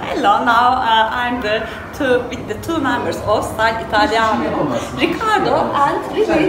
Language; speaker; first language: English; non-native, learner; Turkish